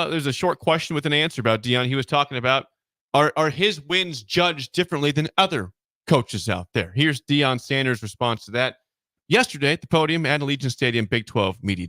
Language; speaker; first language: English; native; English